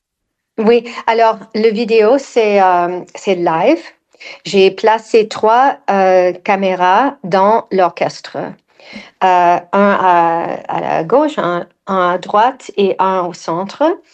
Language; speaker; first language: French; non-native, fluent; English